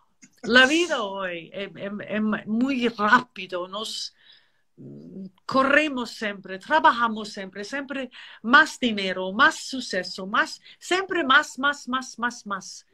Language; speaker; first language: Spanish; non-native, learner; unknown